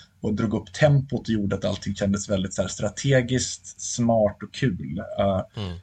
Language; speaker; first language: Swedish; native; Swedish